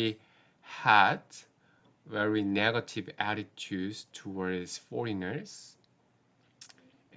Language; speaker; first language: English; non-native, learner; Korean